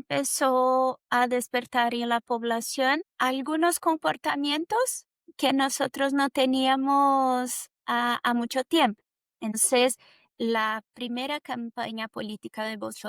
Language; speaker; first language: Spanish; non-native, fluent; Portuguese